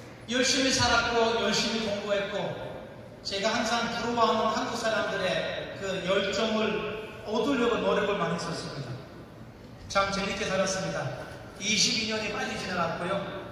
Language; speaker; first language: Korean; non-native, fluent; Turkish